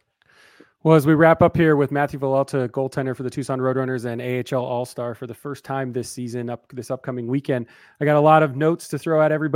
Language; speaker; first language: English; native; English